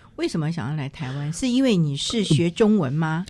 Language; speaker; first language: Chinese; native; Chinese